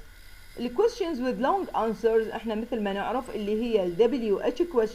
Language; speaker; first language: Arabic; native; Arabic